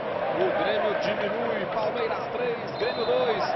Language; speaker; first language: Portuguese; native; Portuguese